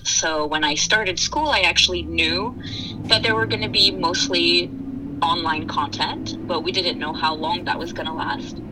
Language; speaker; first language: English; early bilingual, other home language; French